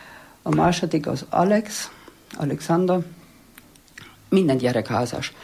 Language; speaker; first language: Hungarian; non-native, fluent; German